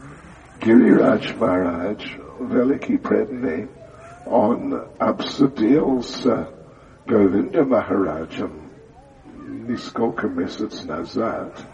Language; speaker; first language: Russian; non-native, learner; English